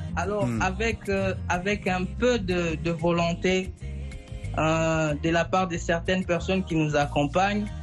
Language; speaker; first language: French; non-native, local second language; Swahili